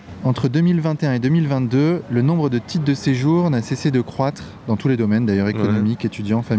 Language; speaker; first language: French; native; French